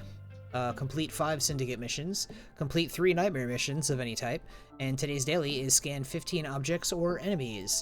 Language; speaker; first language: English; native; English